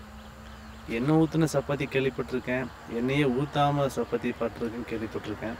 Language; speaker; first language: Tamil; native; Tamil